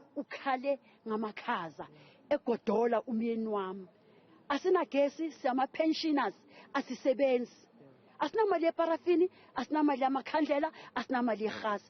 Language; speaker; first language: Zulu; native; Zulu